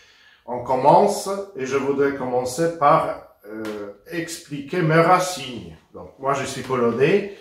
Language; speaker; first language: French; non-native, fluent; Polish